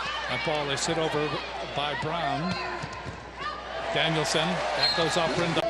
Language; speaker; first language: English; native; English